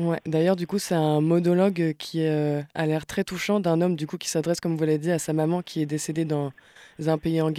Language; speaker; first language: French; native; French